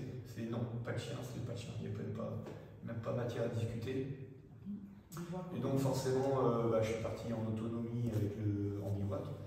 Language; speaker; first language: French; native; French